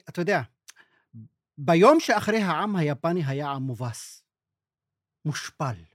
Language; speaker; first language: Hebrew; non-native, local second language; Arabic